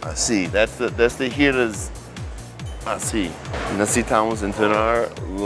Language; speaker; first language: Spanish; non-native, learner; English